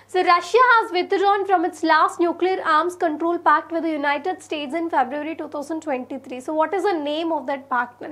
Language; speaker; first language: English; non-native, local second language; Telugu